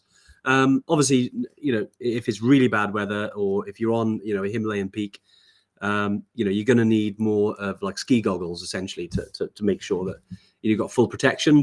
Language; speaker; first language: English; native; English